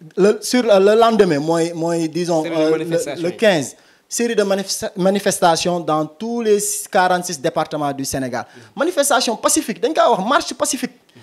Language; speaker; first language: French; non-native, local second language; Wolof